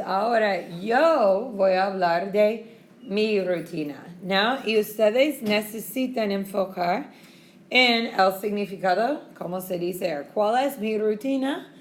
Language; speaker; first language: Spanish; non-native, fluent; English